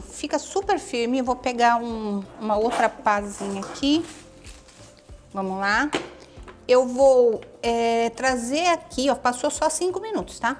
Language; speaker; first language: Portuguese; native; Portuguese